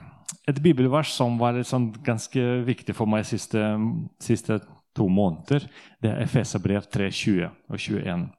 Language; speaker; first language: Norwegian; non-native, fluent; Russian